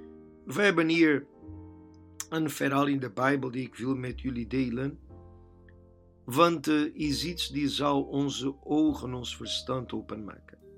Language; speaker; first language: Dutch; non-native, learner; Portuguese